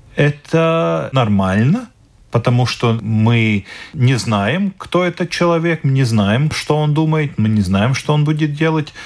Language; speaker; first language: Russian; non-native, local second language; Latvian